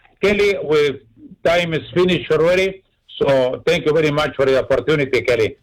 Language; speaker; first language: English; non-native, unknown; Spanish